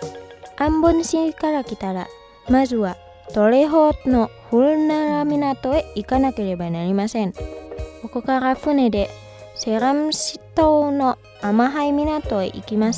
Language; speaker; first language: Japanese; non-native, fluent; Indonesian